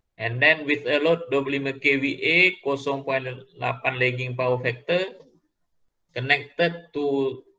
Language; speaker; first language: English; non-native, local second language; Malay